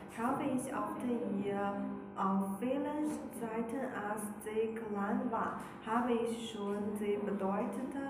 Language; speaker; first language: German; non-native, learner; Chinese